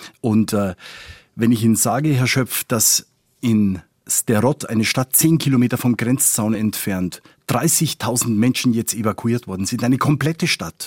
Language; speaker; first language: German; non-native, fluent; Spanish